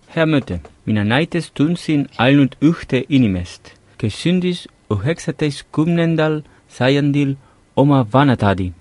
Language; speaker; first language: Estonian; non-native, fluent; Spanish